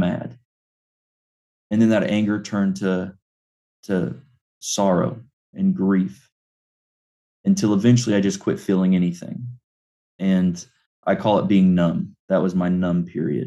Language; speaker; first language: English; native; English